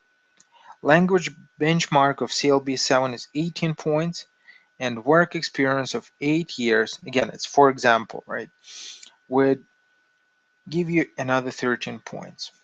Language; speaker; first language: English; non-native, fluent; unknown